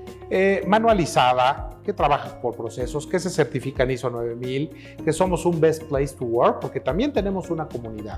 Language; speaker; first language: Spanish; native; Spanish